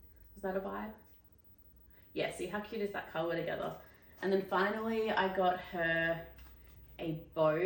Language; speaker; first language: English; native; English